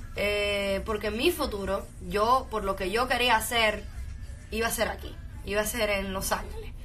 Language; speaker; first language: English; early bilingual, heritage; Spanish